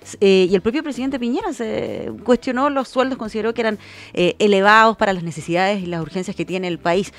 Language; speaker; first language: Spanish; native; Spanish